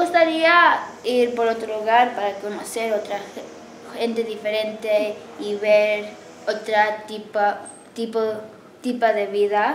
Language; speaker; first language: Spanish; early bilingual, heritage; English